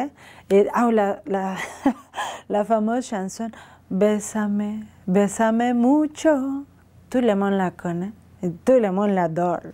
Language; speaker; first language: French; non-native, learner; Spanish